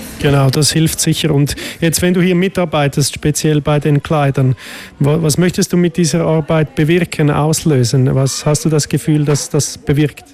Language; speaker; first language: German; native; German